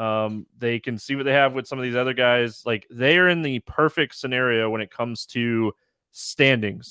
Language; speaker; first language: English; native; English